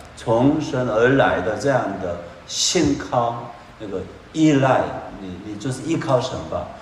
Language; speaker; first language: Chinese; non-native, fluent; Korean